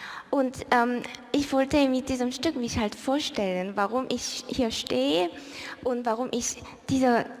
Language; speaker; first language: German; early bilingual, other home language; Korean